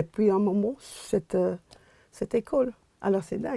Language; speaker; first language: French; non-native, fluent; English